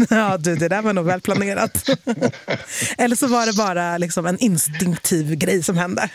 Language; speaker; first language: Swedish; native; Swedish